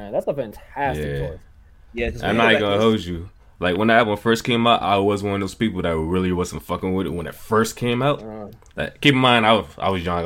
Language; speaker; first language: English; native; English